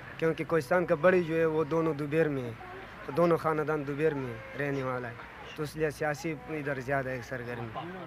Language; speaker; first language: Urdu; non-native, local second language; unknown